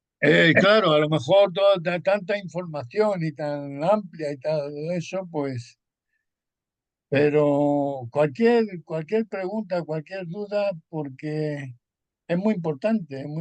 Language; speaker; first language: Spanish; native; Spanish